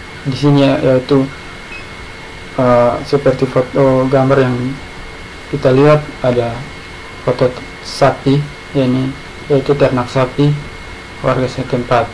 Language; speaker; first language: Indonesian; native; Indonesian